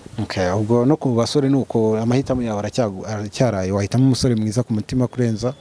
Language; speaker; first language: Kinyarwanda; native; Kinyarwanda